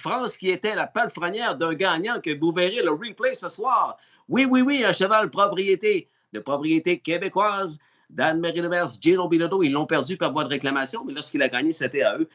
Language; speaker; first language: French; native; French